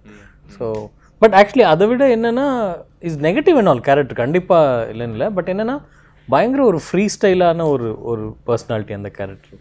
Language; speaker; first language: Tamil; native; Tamil